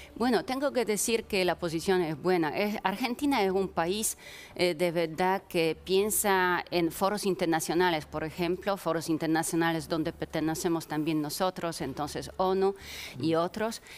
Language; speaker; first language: Spanish; non-native, fluent; Polish